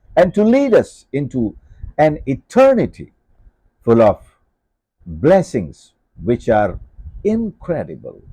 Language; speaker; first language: English; non-native, local second language; Hindi